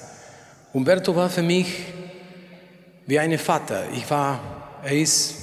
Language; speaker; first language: German; non-native, learner; Spanish